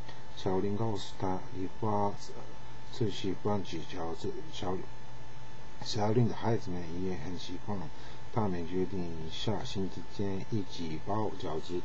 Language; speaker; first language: Chinese; non-native, learner; Japanese